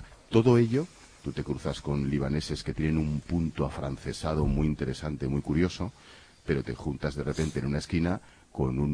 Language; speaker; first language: Spanish; native; Spanish